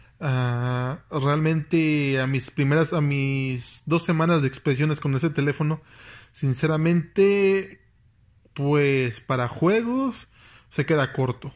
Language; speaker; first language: Spanish; native; Spanish